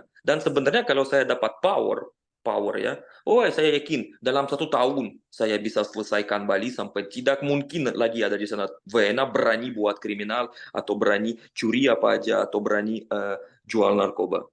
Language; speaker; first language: Indonesian; non-native, fluent; Russian